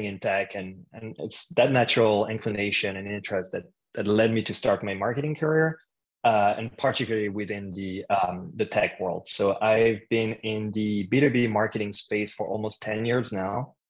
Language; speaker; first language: English; non-native, fluent; French